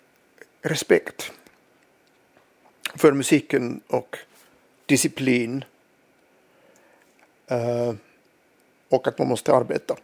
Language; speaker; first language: Swedish; non-native, local second language; Finnish